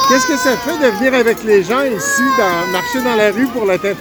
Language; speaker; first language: French; native; French